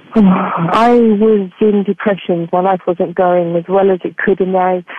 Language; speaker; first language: English; native; English